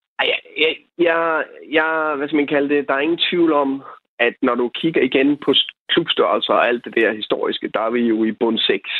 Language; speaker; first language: Danish; native; Danish